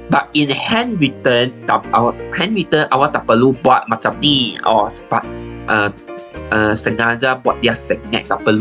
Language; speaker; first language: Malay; non-native, local second language; Chinese